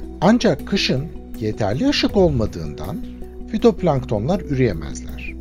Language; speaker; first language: Turkish; native; Turkish